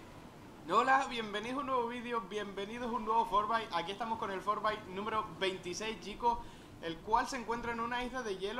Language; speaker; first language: Spanish; native; Spanish